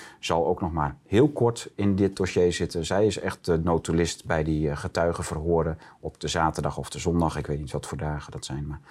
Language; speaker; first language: Dutch; native; Dutch